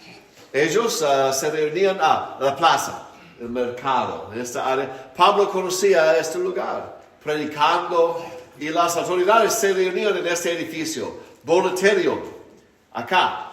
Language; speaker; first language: Spanish; non-native, fluent; English